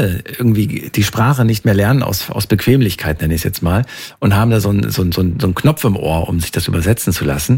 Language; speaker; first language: German; native; German